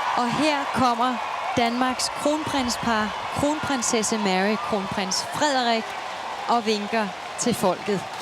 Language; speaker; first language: Danish; native; Danish